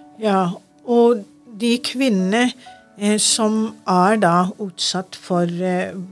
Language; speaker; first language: Norwegian; non-native, fluent; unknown